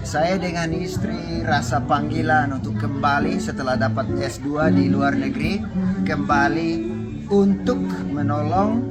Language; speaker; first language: Indonesian; non-native, local second language; English